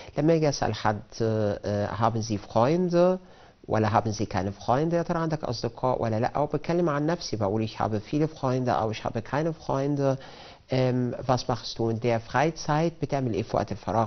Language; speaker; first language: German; non-native, fluent; Arabic